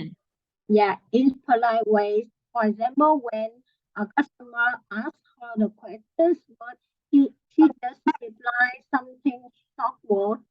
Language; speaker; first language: English; non-native, learner; Vietnamese